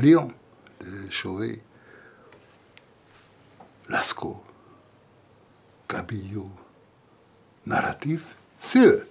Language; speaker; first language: French; non-native, fluent; German